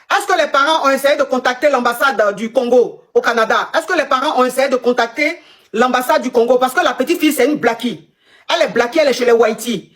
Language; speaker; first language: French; non-native, local second language; Lingala